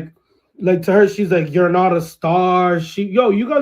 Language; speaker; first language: English; early bilingual, other home language; Spanish